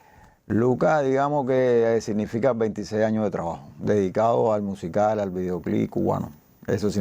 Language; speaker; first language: Spanish; native; Spanish